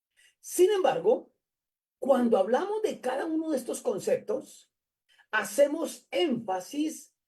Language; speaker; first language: Spanish; native; Spanish